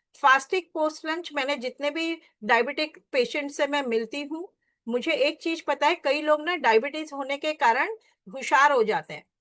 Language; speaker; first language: Hindi; non-native, local second language; Marathi